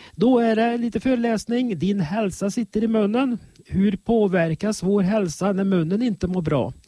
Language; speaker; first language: Swedish; native; Swedish